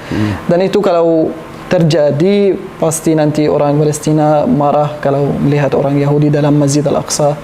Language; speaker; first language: Indonesian; non-native, learner; Arabic